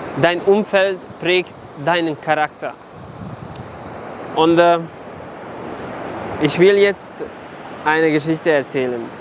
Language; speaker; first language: German; non-native, fluent; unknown